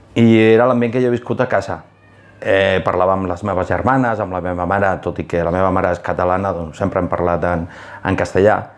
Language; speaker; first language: Catalan; non-native, local second language; Spanish